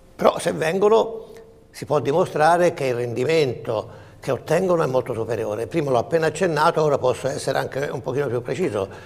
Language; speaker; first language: Italian; native; Italian